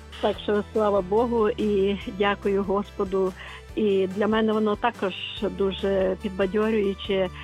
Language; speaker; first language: Ukrainian; native; Ukrainian